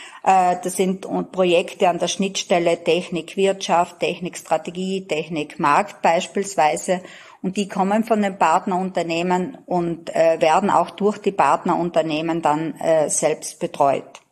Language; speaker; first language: German; native; German